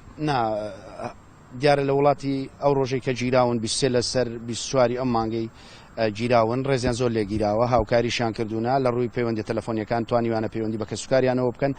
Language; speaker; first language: Central Kurdish; native; Central Kurdish